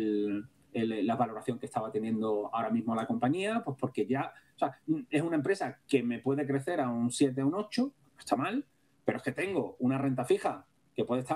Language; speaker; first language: Spanish; native; Spanish